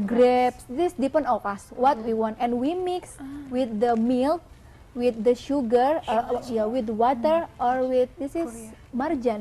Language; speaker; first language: English; non-native, learner; Indonesian